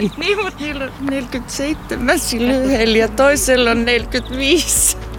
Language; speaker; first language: Finnish; early bilingual, heritage; Finnish